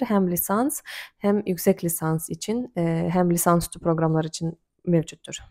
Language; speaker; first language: Turkish; non-native, fluent; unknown